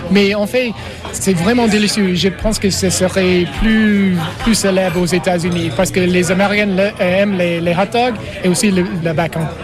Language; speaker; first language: French; non-native, learner; English